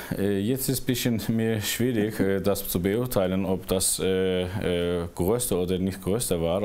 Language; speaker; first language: German; non-native, fluent; Azerbaijani